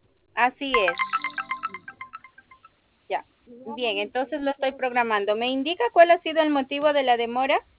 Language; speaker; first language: Spanish; native; Spanish